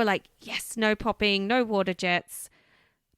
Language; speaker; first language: English; native; English